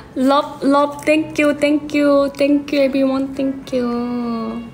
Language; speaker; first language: English; non-native, learner; Korean